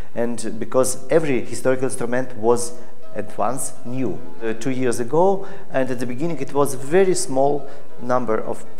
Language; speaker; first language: English; non-native, fluent; Russian